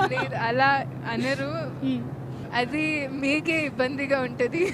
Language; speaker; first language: Telugu; non-native, fluent; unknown